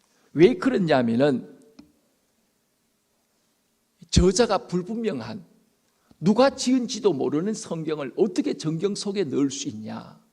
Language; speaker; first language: Korean; native; Korean